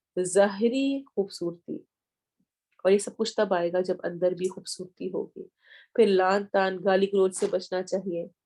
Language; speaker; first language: Urdu; native; Urdu